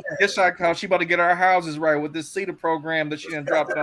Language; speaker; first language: English; native; English